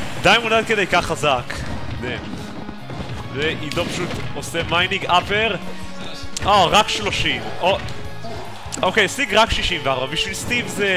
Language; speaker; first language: Hebrew; native; Hebrew